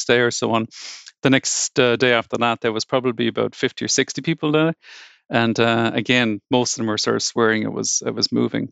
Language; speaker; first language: English; native; English